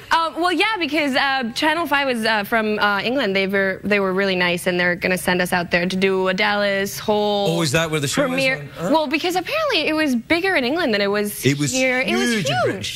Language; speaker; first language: English; non-native, fluent; Spanish